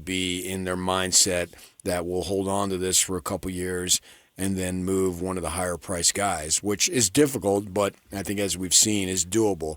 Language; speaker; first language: English; native; English